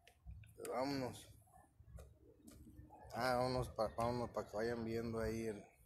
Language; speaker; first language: Spanish; native; Spanish